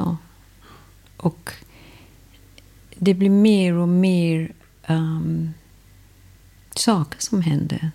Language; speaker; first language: Swedish; non-native, fluent; English